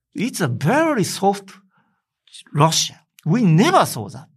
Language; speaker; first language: English; non-native, learner; Japanese